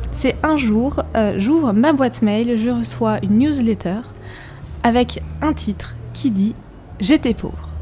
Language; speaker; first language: French; native; French